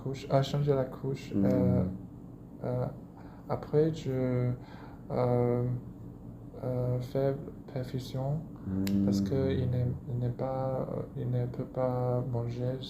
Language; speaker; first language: French; non-native, learner; Chinese